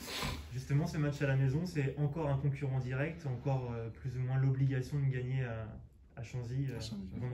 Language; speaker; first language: French; native; French